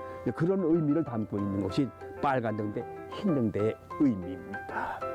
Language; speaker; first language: Korean; native; Korean